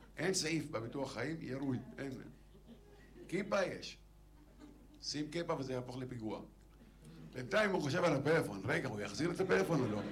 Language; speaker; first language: Hebrew; non-native, local second language; Arabic